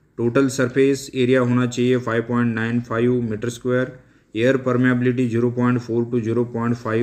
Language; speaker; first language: Hindi; non-native, local second language; Marathi